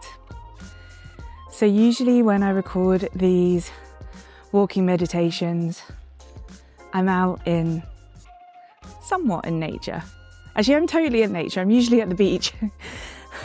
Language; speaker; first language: English; native; English